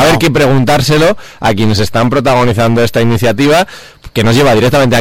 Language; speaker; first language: Spanish; native; Spanish